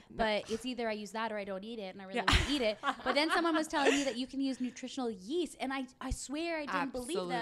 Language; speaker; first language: English; native; English